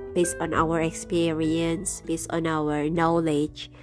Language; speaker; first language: English; non-native, fluent; Indonesian